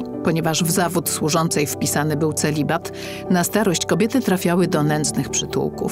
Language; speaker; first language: Polish; native; Polish